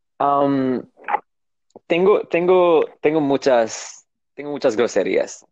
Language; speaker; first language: Spanish; non-native, learner; English